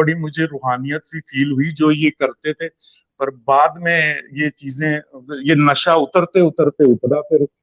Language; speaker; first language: Urdu; non-native, local second language; Punjabi